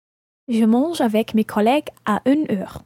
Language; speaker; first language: French; non-native, learner; English